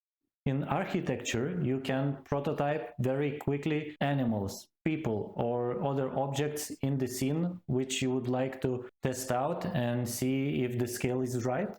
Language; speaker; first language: English; non-native, fluent; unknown